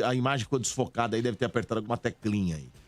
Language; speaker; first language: Portuguese; native; Portuguese